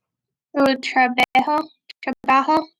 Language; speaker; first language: Spanish; non-native, learner; English